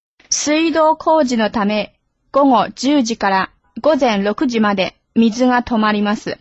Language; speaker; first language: Japanese; non-native, fluent; Chinese